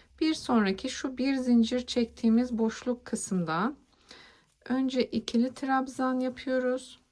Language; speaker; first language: Turkish; native; Turkish